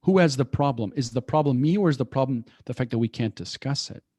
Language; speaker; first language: English; early bilingual, other home language; Persian